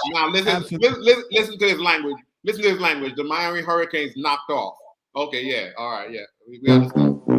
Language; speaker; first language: English; native; English